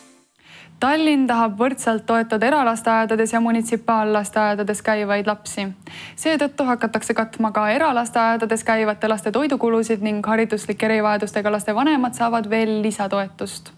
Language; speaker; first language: Estonian; native; Estonian